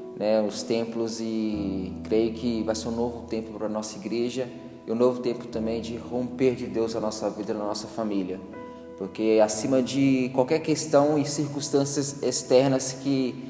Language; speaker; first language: Portuguese; native; Portuguese